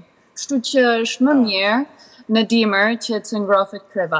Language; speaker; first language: Albanian; early bilingual, heritage; Albanian